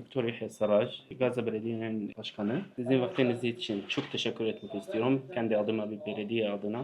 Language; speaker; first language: Turkish; non-native, learner; Arabic